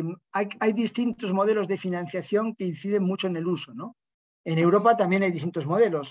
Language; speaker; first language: Spanish; native; Spanish